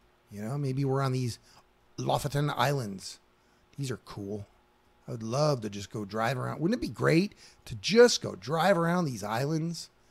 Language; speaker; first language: English; native; English